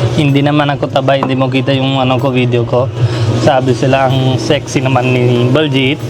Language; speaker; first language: Filipino; non-native, learner; Hindi